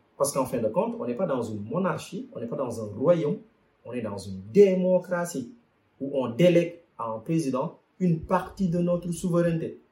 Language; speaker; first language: French; non-native, local second language; Wolof